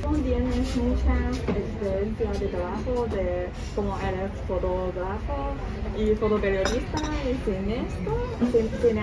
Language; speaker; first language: Spanish; non-native, learner; Chinese